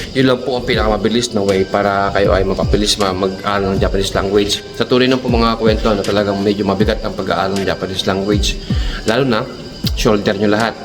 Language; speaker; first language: Filipino; native; Filipino